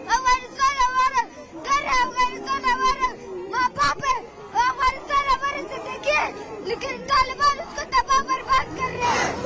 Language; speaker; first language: Hindi; non-native, learner; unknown